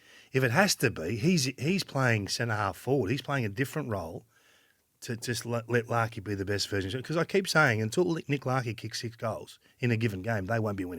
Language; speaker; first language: English; native; English